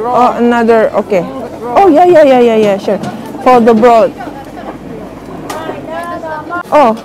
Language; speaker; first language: English; non-native, learner; Indonesian